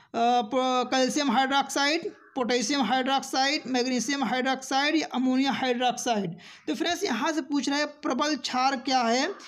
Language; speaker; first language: Hindi; native; Hindi